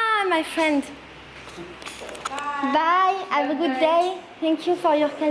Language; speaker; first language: English; non-native, learner; French